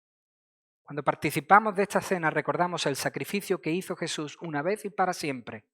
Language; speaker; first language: Spanish; native; Spanish